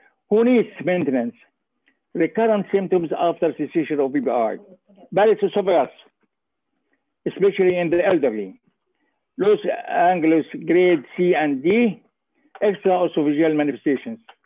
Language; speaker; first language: English; non-native, fluent; Arabic